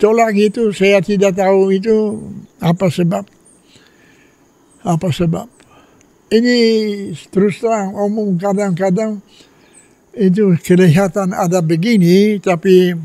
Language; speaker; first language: Indonesian; non-native, fluent; Polish